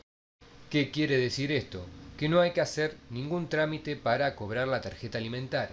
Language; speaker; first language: Spanish; native; Spanish